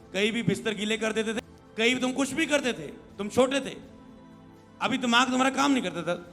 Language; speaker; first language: Hindi; non-native, local second language; Punjabi